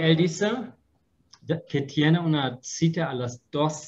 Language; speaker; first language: Spanish; non-native, fluent; German